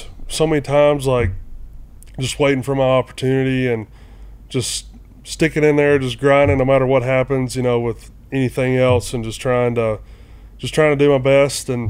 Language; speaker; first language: English; native; English